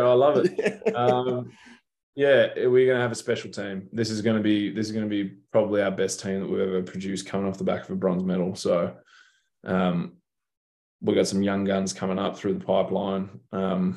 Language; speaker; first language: English; native; English